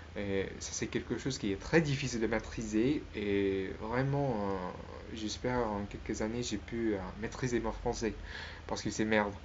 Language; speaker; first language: French; non-native, learner; Spanish